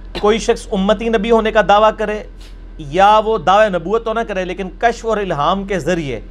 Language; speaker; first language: Urdu; non-native, local second language; Punjabi